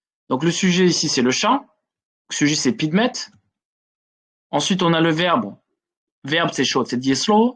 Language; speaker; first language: French; native; French